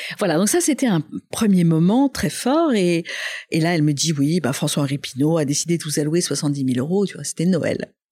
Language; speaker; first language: French; non-native, local second language; Arabic